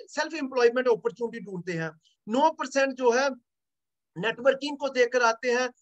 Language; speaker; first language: Hindi; native; Hindi